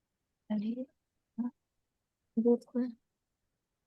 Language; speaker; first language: French; non-native, learner; Chinese